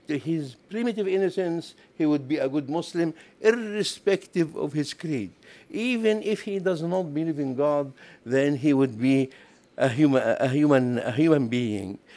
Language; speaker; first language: English; non-native, fluent; Arabic